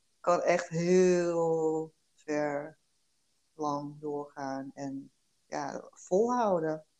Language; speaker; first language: Dutch; early bilingual, other home language; Korean